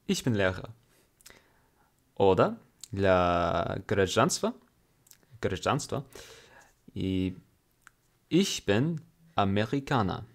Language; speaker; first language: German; non-native, fluent; English